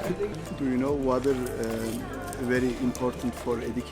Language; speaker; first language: English; non-native, learner; Turkish